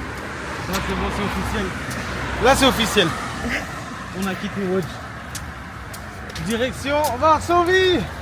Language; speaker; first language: French; native; French